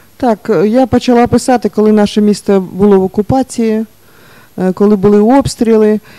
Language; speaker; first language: Ukrainian; native; Ukrainian